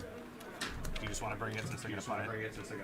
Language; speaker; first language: English; native; English